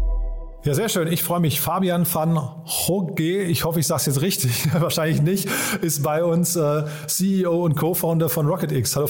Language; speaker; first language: German; native; German